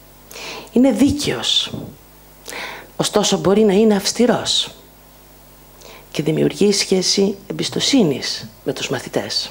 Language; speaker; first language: Greek; native; Greek